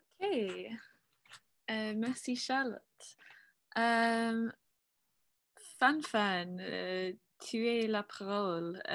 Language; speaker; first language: French; non-native, learner; English